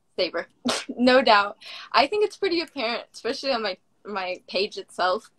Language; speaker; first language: English; native; English